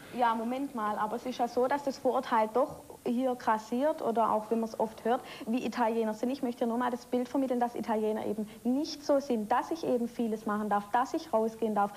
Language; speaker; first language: German; native; German